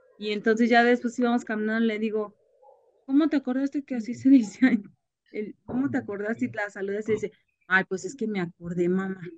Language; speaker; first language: Spanish; native; Spanish